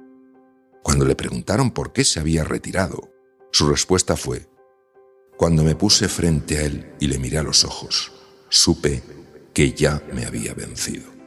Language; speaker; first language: Spanish; native; Spanish